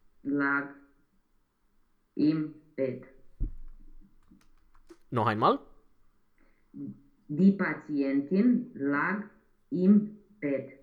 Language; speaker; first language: German; non-native, learner; Romanian